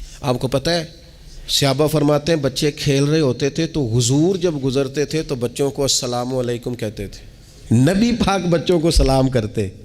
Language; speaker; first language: Urdu; non-native, local second language; Punjabi